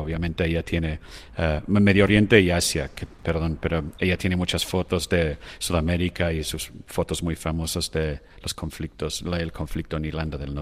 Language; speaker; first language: Spanish; non-native, fluent; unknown